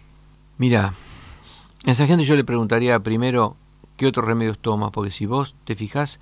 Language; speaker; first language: Spanish; native; Spanish